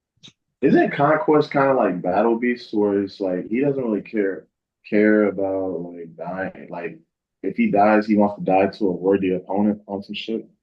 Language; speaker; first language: English; native; English